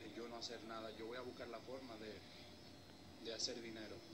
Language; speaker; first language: Spanish; early bilingual, heritage; Spanish